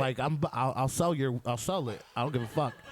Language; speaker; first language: English; native; English